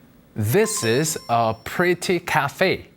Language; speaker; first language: English; non-native, fluent; Korean